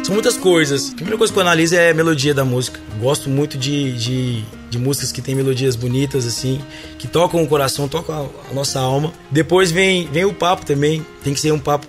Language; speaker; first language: Portuguese; native; Portuguese